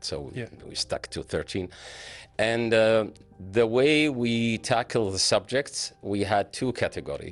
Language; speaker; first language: English; non-native, fluent; Arabic